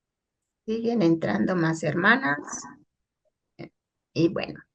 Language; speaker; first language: Spanish; native; Spanish